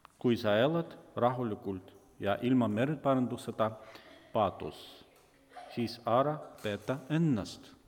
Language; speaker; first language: Estonian; non-native, local second language; Russian